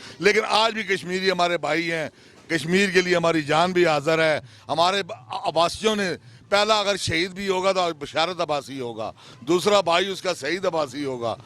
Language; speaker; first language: Urdu; non-native, local second language; Punjabi